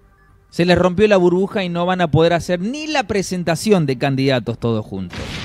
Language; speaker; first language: Spanish; native; Spanish